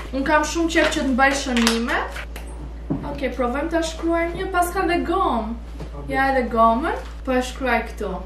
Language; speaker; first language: Albanian; early bilingual, heritage; Albanian